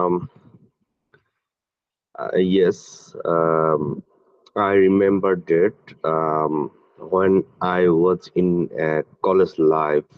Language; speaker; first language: English; non-native, learner; Bangla